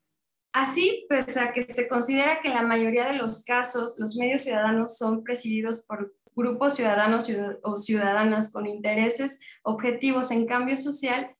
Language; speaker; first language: Spanish; native; Spanish